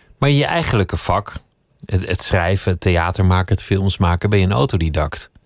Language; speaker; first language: Dutch; native; Dutch